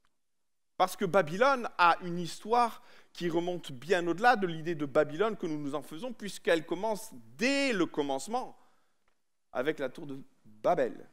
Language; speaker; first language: French; native; French